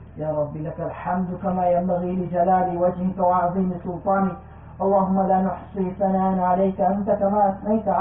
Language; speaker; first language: Urdu; non-native, local second language; Gujarati